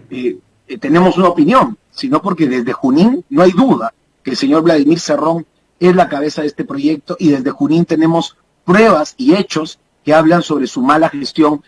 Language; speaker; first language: Spanish; native; Spanish